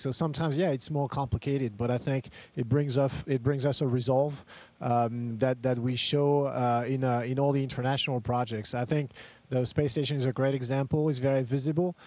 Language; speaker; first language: English; non-native, fluent; French